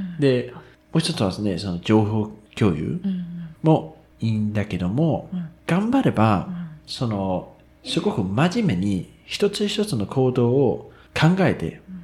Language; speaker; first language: Japanese; non-native, fluent; Danish